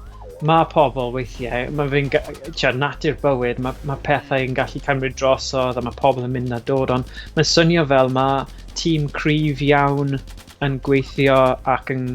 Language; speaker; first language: Welsh; native; Welsh